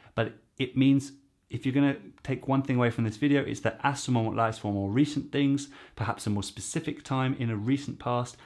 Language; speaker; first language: English; native; English